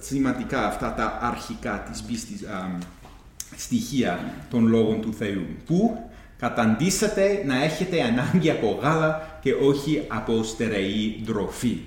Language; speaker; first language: Greek; non-native, fluent; English